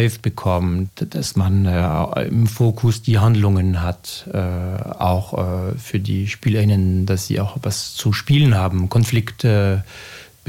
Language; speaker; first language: German; non-native, fluent; French